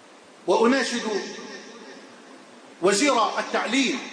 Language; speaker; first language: Arabic; native; Arabic